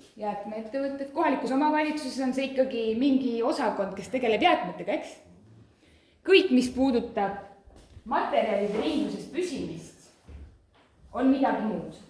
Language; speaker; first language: Estonian; native; Estonian